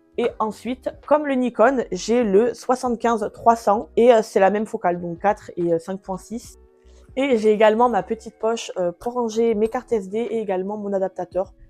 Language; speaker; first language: French; early bilingual, other home language; Portuguese